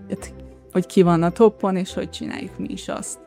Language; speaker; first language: Hungarian; early bilingual, heritage; Hungarian